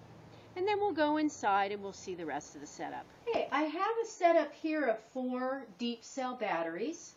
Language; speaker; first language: English; native; English